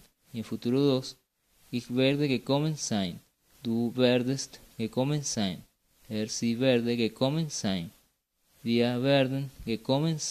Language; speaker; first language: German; non-native, fluent; Spanish